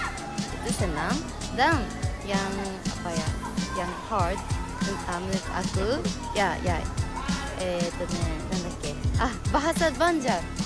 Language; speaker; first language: Indonesian; non-native, learner; Japanese